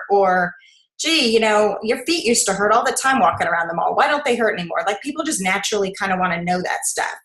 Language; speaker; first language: English; native; English